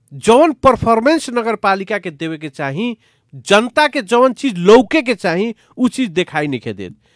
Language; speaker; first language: Bhojpuri; native; Bhojpuri